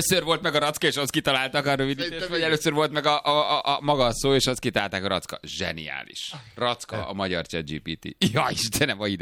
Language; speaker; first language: Hungarian; native; Hungarian